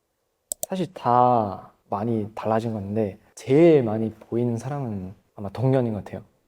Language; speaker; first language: Korean; non-native, fluent; Thai